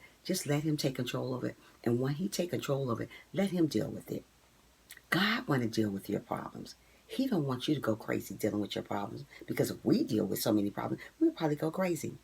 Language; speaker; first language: English; native; English